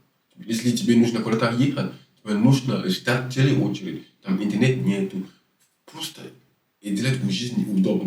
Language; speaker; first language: Russian; non-native, fluent; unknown